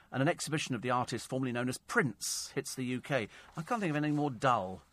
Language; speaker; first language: English; native; English